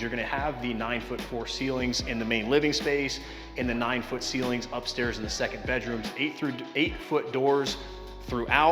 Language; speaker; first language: English; native; English